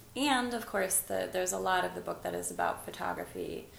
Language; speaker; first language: English; native; English